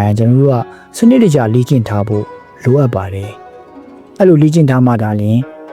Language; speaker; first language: Burmese; native; Burmese